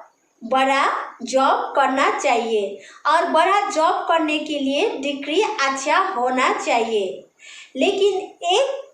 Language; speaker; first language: Hindi; non-native, local second language; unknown